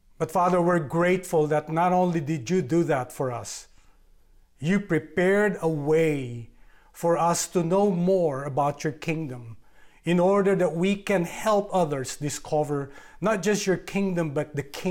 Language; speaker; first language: English; non-native, local second language; Filipino